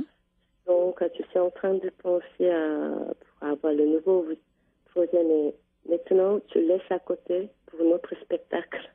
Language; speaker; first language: French; non-native, learner; Korean